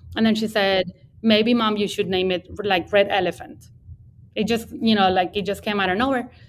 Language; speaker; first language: English; non-native, fluent; Spanish